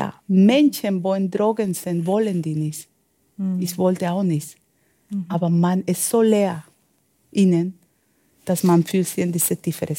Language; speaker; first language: German; non-native, learner; Spanish